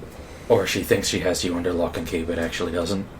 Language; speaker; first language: English; native; English